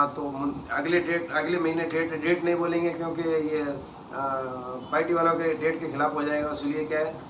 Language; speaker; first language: Hindi; non-native, local second language; Kannada